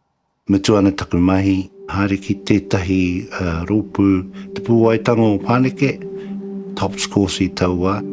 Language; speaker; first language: Māori; non-native, local second language; English